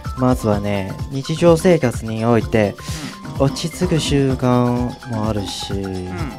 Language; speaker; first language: Japanese; non-native, fluent; Chinese